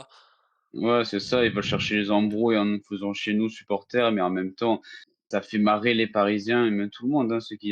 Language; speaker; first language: French; native; French